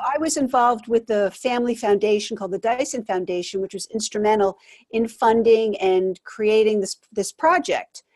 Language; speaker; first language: English; native; English